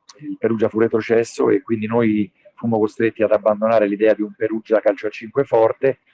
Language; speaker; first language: Italian; native; Italian